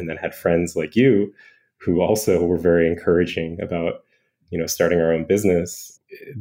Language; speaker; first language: English; native; English